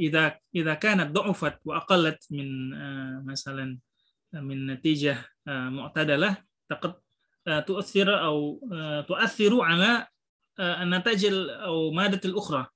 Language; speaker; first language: Arabic; non-native, fluent; Indonesian